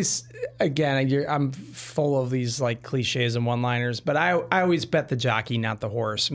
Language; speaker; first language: English; native; English